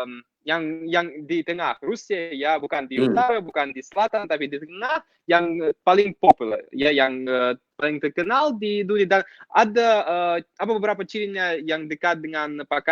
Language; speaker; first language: Indonesian; non-native, fluent; Russian